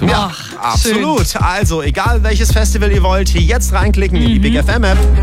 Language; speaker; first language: German; native; German